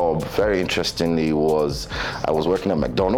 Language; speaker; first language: English; non-native, local second language; Yoruba